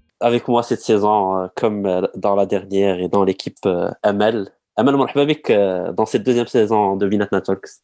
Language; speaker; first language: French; non-native, local second language; Arabic